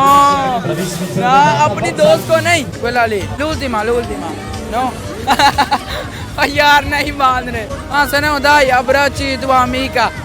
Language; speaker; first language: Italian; non-native, learner; Urdu